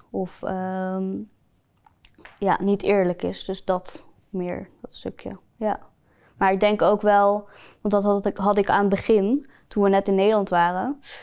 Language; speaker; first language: Dutch; early bilingual, other home language; Spanish